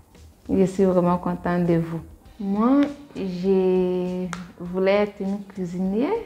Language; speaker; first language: French; non-native, learner; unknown